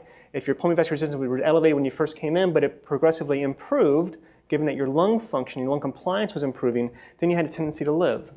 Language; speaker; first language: English; native; English